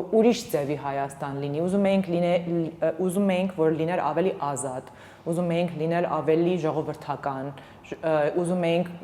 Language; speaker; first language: Armenian; early bilingual, heritage; Armenian